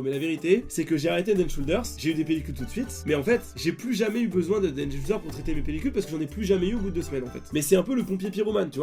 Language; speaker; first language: French; native; French